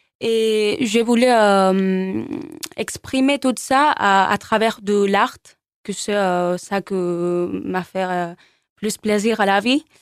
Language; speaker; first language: French; non-native, learner; Spanish